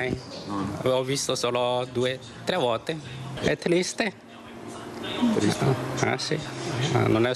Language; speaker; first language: Italian; non-native, learner; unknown